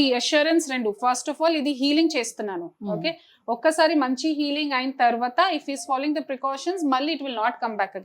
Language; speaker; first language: Telugu; non-native, local second language; Hindi